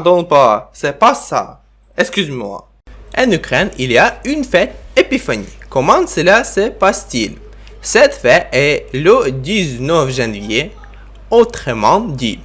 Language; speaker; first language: French; non-native, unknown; Ukrainian